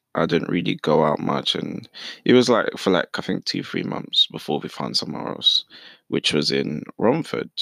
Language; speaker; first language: English; early bilingual, other home language; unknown